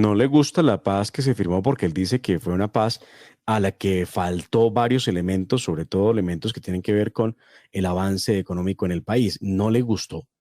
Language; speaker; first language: Spanish; native; Spanish